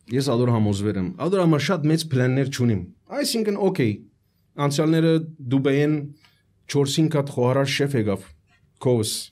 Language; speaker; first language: Armenian; native; Armenian